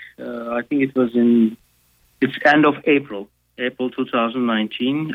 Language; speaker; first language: English; non-native, fluent; Turkish